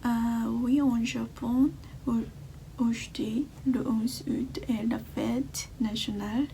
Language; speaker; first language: French; non-native, learner; Japanese